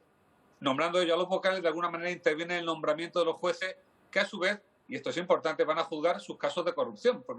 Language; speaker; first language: Spanish; native; Spanish